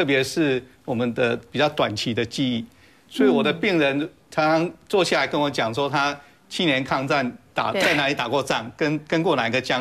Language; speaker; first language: Chinese; native; Chinese